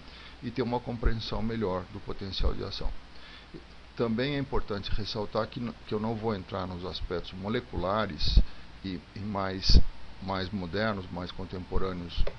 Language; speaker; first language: Portuguese; native; Portuguese